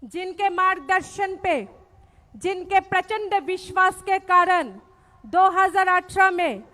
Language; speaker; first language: Hindi; non-native, local second language; Bangla